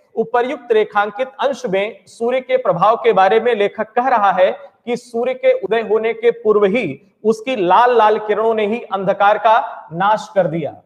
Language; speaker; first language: Hindi; native; Hindi